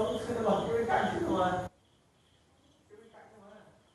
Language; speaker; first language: Vietnamese; native; Vietnamese